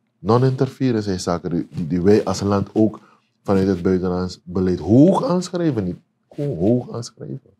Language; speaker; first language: Dutch; native; Dutch